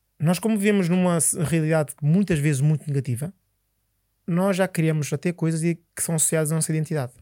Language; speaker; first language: Portuguese; early bilingual, other home language; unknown